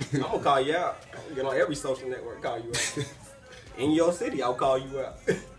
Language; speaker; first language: English; native; English